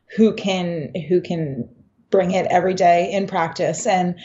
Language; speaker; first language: English; native; English